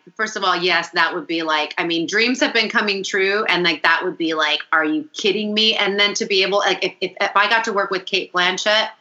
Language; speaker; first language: English; early bilingual, other home language; Italian